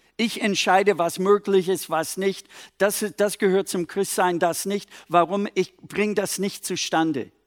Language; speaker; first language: German; non-native, fluent; English